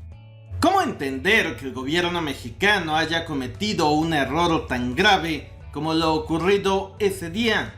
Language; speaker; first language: Spanish; native; Spanish